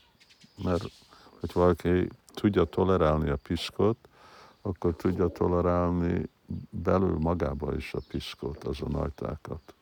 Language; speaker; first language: Hungarian; early bilingual, heritage; Hungarian